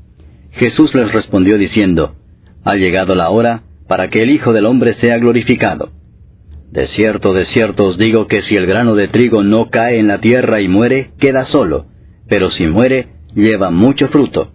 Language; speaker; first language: Spanish; native; Spanish